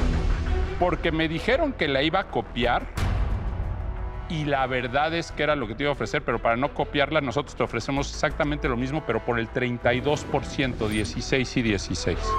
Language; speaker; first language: Spanish; native; Spanish